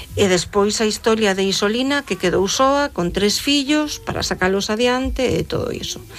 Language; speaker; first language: Galician; native; Galician